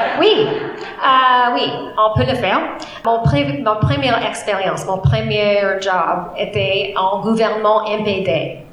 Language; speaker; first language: French; non-native, learner; English